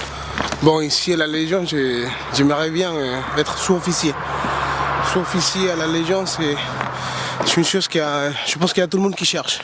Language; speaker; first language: French; non-native, fluent; Spanish